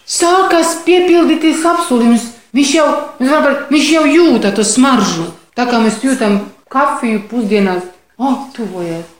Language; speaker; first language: Latvian; non-native, fluent; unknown